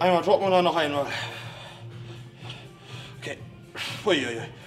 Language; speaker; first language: German; native; German